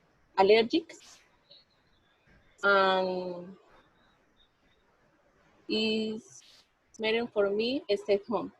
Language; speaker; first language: English; non-native, learner; Spanish